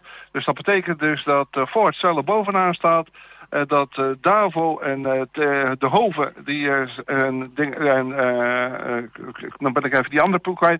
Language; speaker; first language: Dutch; native; Dutch